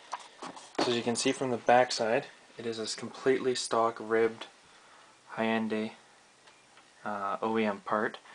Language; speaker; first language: English; native; English